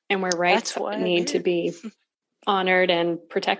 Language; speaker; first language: English; native; English